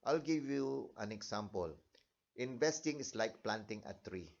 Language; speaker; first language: English; non-native, local second language; Filipino